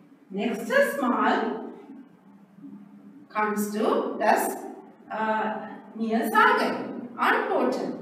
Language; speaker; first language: German; non-native, learner; Sinhala